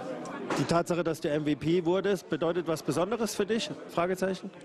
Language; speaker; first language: German; native; German